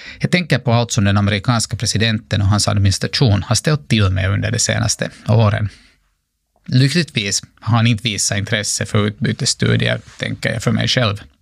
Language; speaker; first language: Swedish; native; Swedish